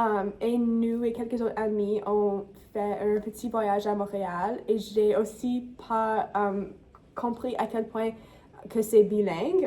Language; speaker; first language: French; non-native, local second language; English